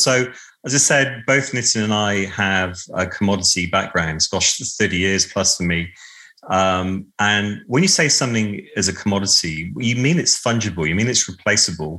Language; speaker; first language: English; native; English